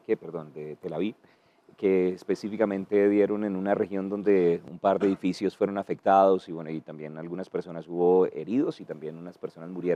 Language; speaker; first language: Spanish; native; Spanish